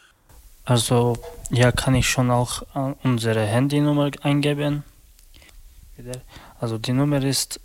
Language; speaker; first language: German; non-native, learner; Slovak